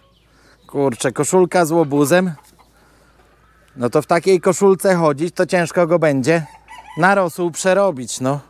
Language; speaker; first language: Polish; native; Polish